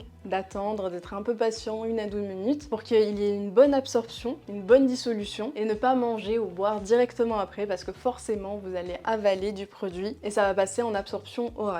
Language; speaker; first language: French; native; French